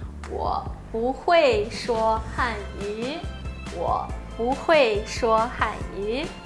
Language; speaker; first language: Chinese; non-native, fluent; Portuguese